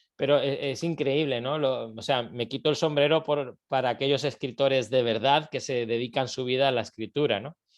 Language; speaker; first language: Spanish; native; Spanish